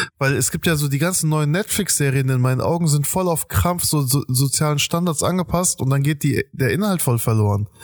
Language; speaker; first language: German; early bilingual, other home language; Persian